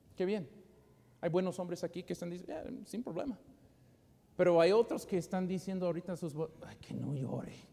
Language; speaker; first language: Spanish; non-native, fluent; English